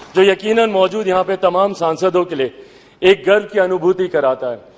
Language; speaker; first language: Hindi; native; Hindi